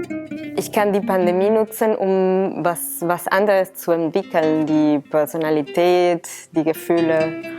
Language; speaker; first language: German; non-native, fluent; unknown